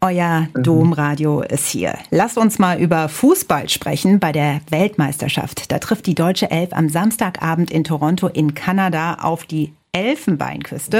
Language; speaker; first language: German; native; German